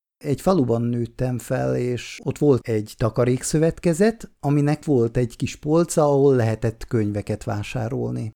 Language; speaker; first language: Hungarian; non-native, fluent; Swiss German